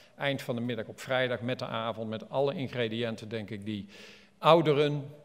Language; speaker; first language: Dutch; native; Dutch